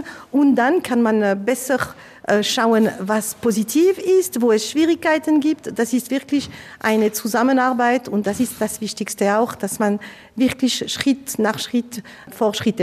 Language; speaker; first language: German; non-native, local second language; French